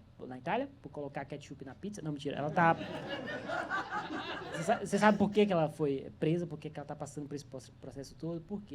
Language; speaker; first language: Portuguese; native; Portuguese